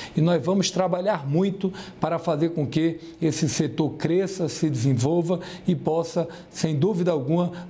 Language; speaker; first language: Portuguese; native; Portuguese